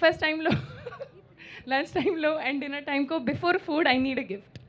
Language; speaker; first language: Telugu; non-native, local second language; Hindi